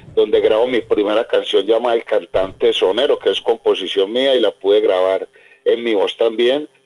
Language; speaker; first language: Spanish; native; Spanish